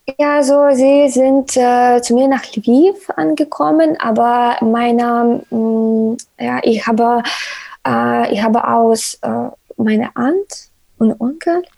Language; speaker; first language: German; non-native, learner; Ukrainian